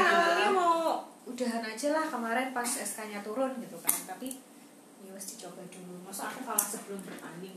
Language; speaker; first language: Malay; non-native, local second language; Javanese